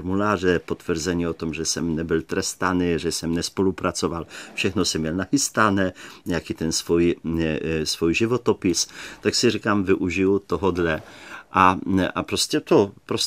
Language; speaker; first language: Czech; native; Czech